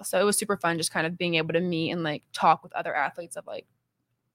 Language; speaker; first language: English; native; English